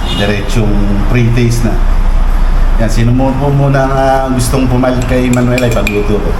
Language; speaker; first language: Filipino; native; Filipino